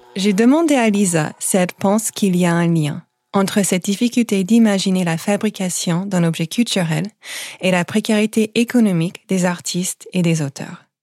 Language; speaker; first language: French; non-native, fluent; English